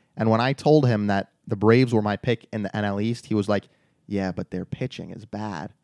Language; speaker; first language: English; native; English